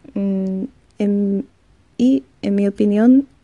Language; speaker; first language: Spanish; non-native, learner; English